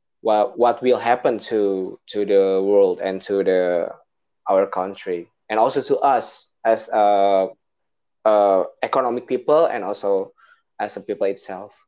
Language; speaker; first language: English; non-native, learner; Indonesian